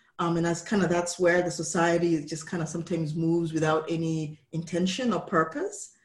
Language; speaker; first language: English; non-native, local second language; Kikuyu